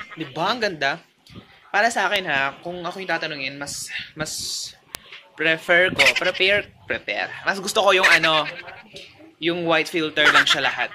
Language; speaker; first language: Filipino; native; Filipino